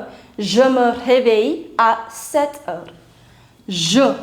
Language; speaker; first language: French; non-native, fluent; Hindi